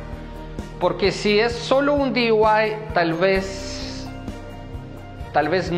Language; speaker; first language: Spanish; non-native, fluent; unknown